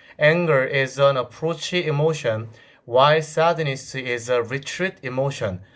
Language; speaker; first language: English; non-native, fluent; Korean